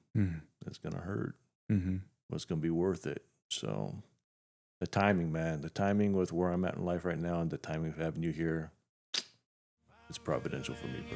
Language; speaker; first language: English; native; English